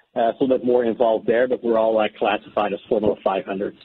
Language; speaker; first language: English; non-native, fluent; Dutch